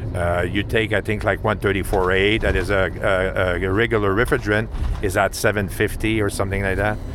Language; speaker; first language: English; non-native, fluent; French